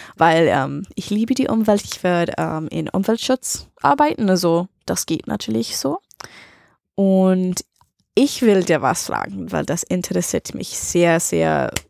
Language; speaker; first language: German; non-native, learner; English